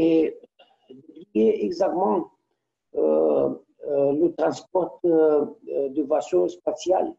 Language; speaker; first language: French; non-native, learner; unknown